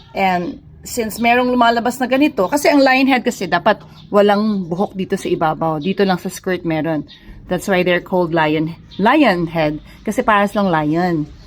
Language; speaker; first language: Filipino; non-native, local second language; Cebuano